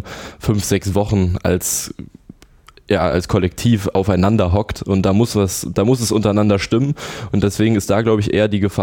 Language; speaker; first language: German; native; German